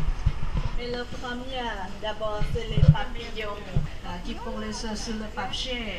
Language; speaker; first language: French; non-native, learner; Thai